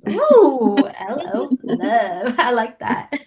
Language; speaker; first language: English; native; English